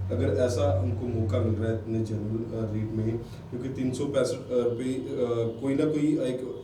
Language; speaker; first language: Hindi; non-native, local second language; Punjabi